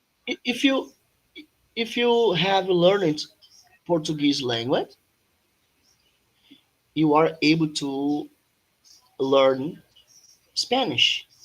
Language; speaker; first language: English; non-native, fluent; Portuguese